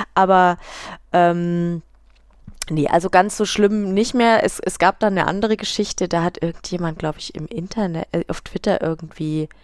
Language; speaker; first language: German; native; German